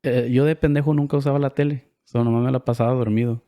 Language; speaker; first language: Spanish; early bilingual, heritage; Spanish